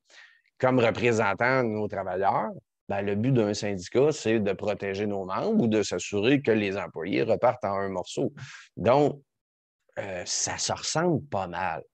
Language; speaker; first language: French; native; French